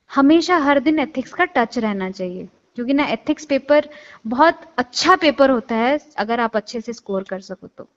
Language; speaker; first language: Hindi; non-native, local second language; Odia